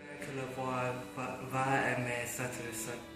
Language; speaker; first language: French; non-native, learner; English